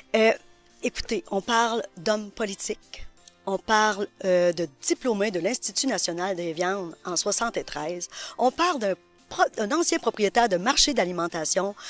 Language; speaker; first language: French; native; French